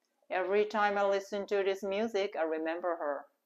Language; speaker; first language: English; non-native, fluent; Japanese